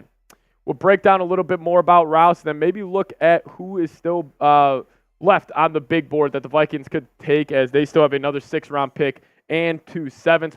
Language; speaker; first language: English; native; English